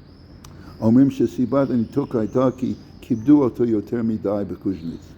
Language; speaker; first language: Hebrew; non-native, fluent; English